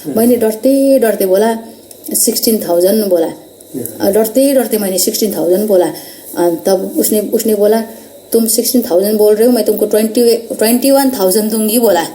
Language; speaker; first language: Hindi; non-native, local second language; Nepali